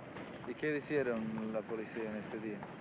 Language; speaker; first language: Portuguese; non-native, fluent; Spanish